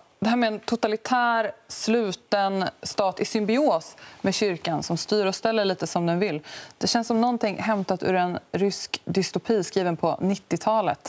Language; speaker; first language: Swedish; native; Swedish